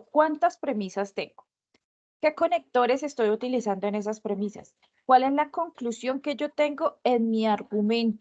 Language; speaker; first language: Spanish; native; Spanish